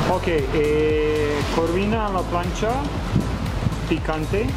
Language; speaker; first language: Spanish; non-native, learner; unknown